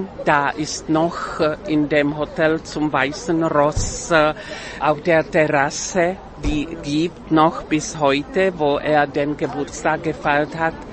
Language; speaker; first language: German; non-native, fluent; Czech